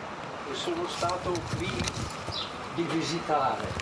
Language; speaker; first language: Italian; non-native, learner; Czech